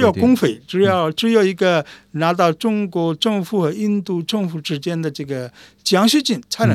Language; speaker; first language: Chinese; non-native, fluent; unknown